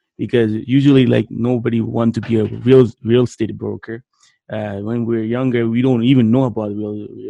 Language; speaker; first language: English; non-native, fluent; French